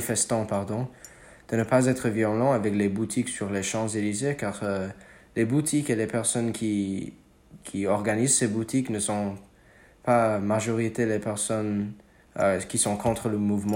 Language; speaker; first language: French; non-native, fluent; English